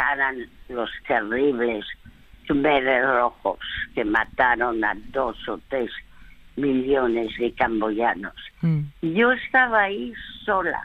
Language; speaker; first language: Spanish; early bilingual, other home language; French